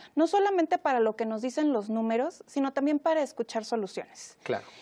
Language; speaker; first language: Spanish; native; Spanish